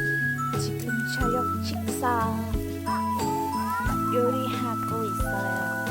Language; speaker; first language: Korean; non-native, learner; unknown